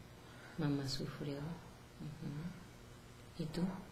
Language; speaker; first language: Spanish; native; Spanish